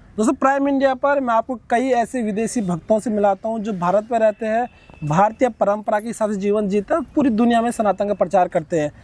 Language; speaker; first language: Hindi; native; Hindi